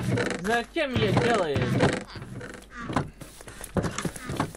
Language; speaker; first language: Russian; non-native, learner; English